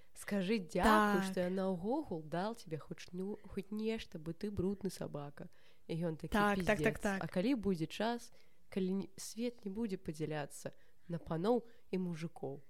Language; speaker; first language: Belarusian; non-native, local second language; Russian